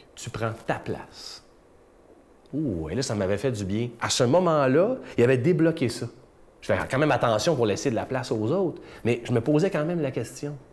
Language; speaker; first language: French; native; French